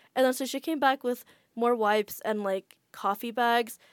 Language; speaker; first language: English; non-native, fluent; Indonesian